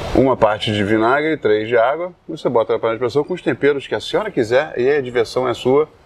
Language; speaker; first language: Portuguese; non-native, fluent; English